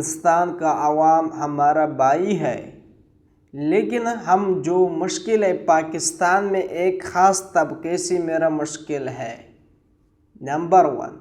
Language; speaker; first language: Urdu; non-native, learner; Pashto